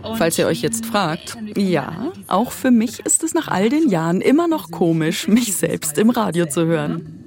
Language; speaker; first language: German; native; German